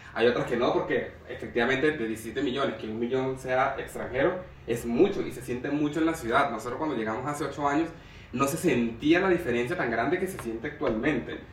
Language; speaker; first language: Spanish; native; Spanish